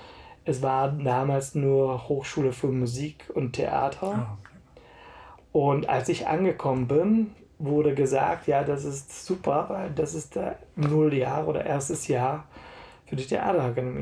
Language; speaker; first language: German; non-native, fluent; Hungarian